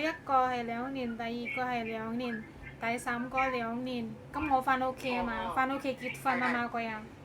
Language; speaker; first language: Cantonese; non-native, learner; Indonesian